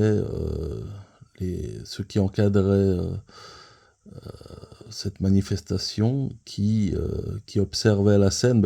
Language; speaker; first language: French; native; French